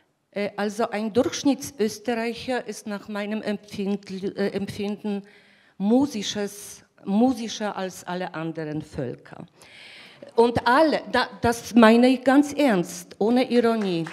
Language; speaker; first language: German; non-native, fluent; Polish